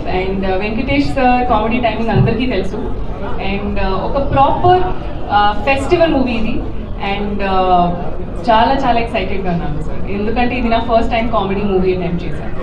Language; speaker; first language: Telugu; non-native, learner; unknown